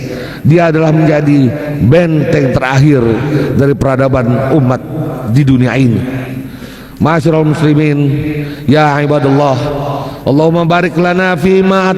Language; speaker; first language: Indonesian; native; Indonesian